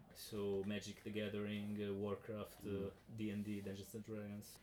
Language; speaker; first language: English; non-native, learner; Italian